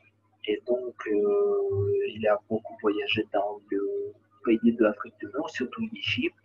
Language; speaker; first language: French; non-native, learner; Ukrainian